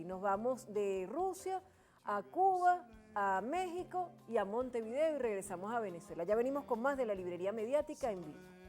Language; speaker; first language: Spanish; native; Spanish